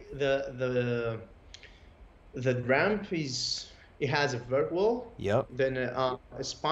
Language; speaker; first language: English; non-native, fluent; Greek